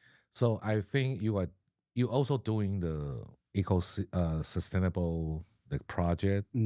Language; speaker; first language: English; non-native, learner; Chinese